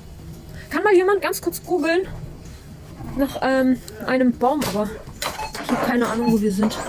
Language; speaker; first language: German; early bilingual, other home language; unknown